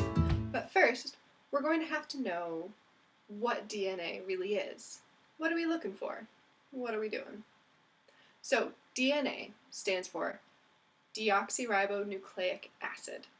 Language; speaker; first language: English; native; English